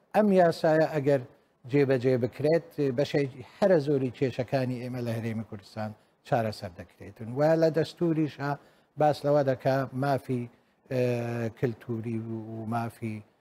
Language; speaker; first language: Central Kurdish; non-native, local second language; Assyrian Neo-Aramaic